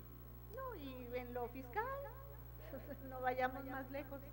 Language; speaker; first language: Spanish; native; Spanish